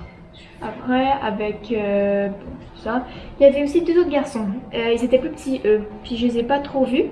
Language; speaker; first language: French; native; French